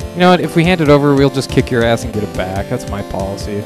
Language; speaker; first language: English; native; English